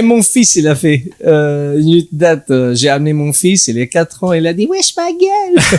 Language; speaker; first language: French; non-native, learner; English